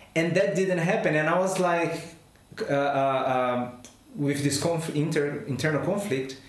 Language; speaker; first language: English; non-native, fluent; Portuguese